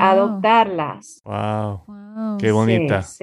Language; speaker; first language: Spanish; non-native, fluent; English